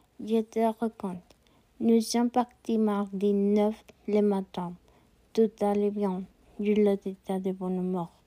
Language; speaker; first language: French; non-native, learner; Spanish